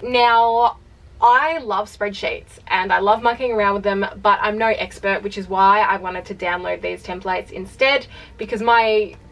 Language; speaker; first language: English; native; English